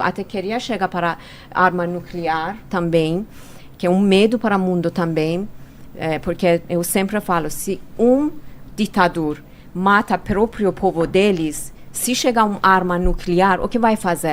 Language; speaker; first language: Portuguese; non-native, fluent; Persian